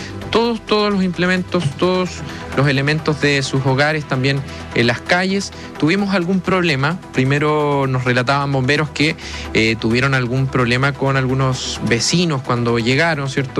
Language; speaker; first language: Spanish; native; Spanish